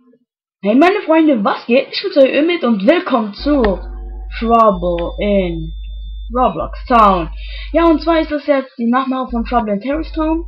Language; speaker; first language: German; native; German